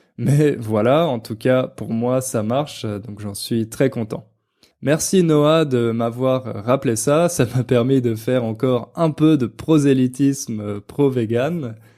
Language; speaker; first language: French; native; French